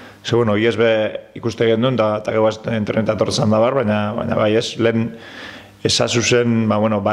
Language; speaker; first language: Basque; native; Basque